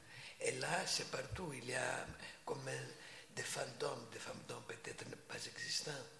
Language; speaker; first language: French; non-native, fluent; Greek